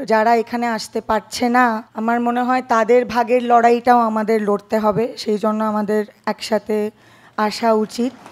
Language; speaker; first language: Bangla; native; Bangla